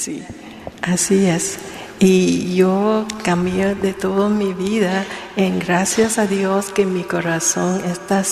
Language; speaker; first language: Spanish; non-native, learner; Vietnamese